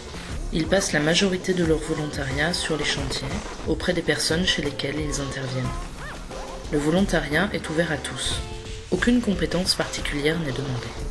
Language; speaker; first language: French; native; French